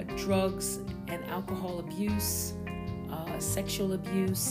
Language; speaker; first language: English; native; English